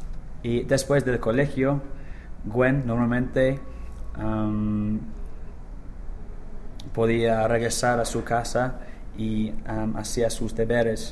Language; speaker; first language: Spanish; non-native, learner; English